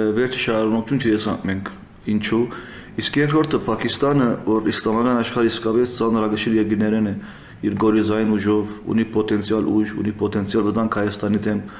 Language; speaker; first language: Armenian; early bilingual, heritage; Armenian